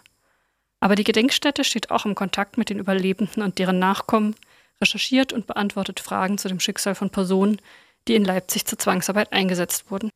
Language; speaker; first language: German; native; German